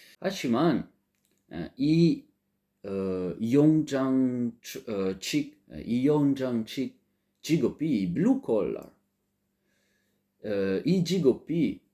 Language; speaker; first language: Korean; non-native, learner; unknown